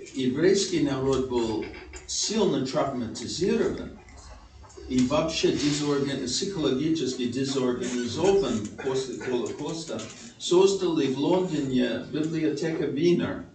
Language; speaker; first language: Russian; non-native, fluent; English